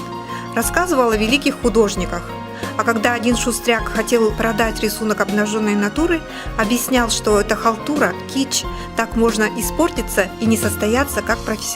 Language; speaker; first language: Russian; native; Russian